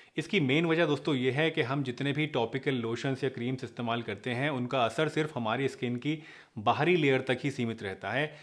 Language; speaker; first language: Hindi; native; Hindi